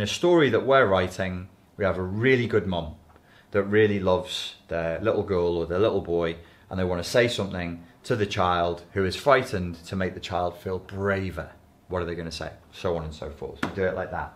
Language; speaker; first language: English; native; English